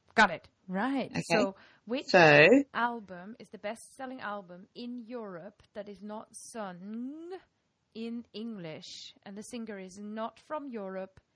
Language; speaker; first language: English; non-native, fluent; German